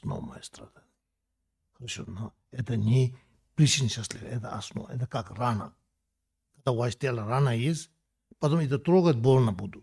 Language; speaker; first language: Russian; non-native, learner; Tibetan